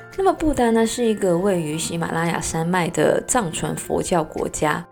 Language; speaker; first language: Chinese; non-native, local second language; Cantonese